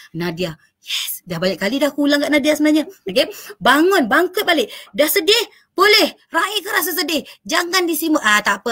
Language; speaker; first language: Malay; native; Malay